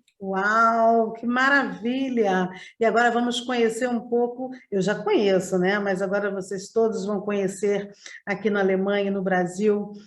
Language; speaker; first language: Portuguese; native; Portuguese